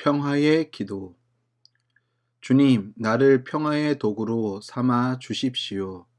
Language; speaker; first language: Korean; native; Korean